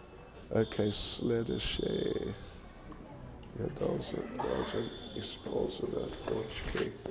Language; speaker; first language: Russian; non-native, learner; English